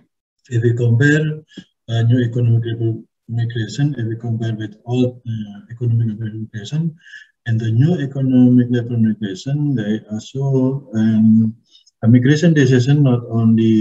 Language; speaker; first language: English; non-native, learner; Indonesian